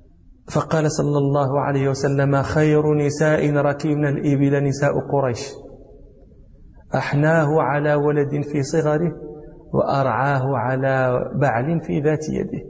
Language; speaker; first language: Arabic; native; Arabic